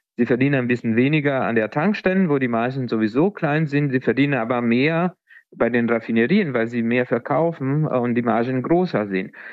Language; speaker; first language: German; non-native, fluent; Italian